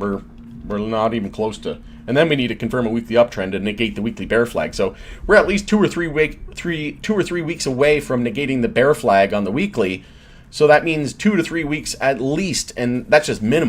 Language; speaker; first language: English; native; English